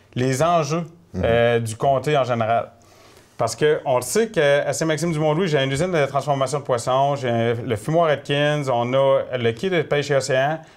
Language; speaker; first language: French; native; French